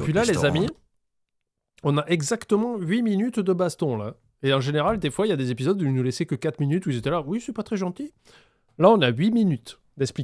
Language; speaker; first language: French; native; French